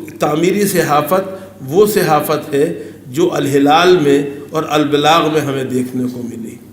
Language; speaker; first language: Urdu; native; Urdu